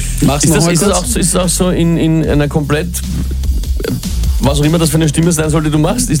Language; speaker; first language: German; native; German